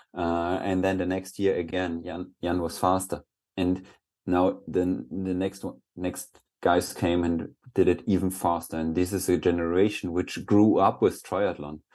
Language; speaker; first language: English; non-native, fluent; German